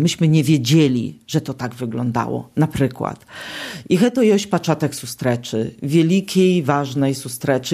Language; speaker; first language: Polish; non-native, local second language; Belarusian